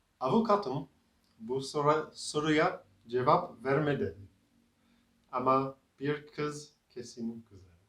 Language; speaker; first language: Turkish; non-native, learner; English